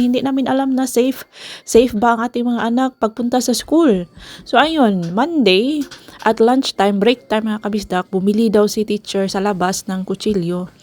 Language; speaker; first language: Filipino; non-native, local second language; Cebuano